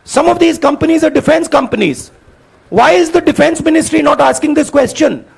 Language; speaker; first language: English; non-native, local second language; Hindi